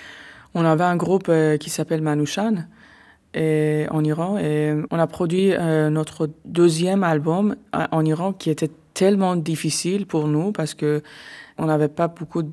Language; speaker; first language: French; non-native, learner; Persian